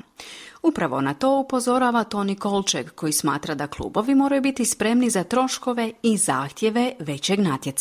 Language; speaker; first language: Croatian; native; Croatian